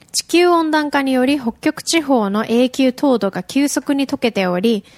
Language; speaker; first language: Japanese; native; Japanese